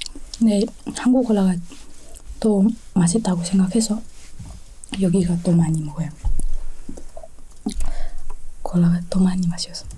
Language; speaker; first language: Korean; non-native, learner; Indonesian